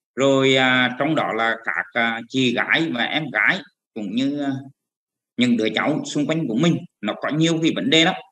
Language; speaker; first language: Vietnamese; native; Vietnamese